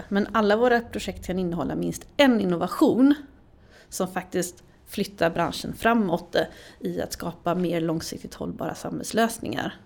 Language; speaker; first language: Swedish; native; Swedish